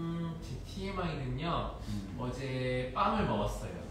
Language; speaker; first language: Korean; native; Korean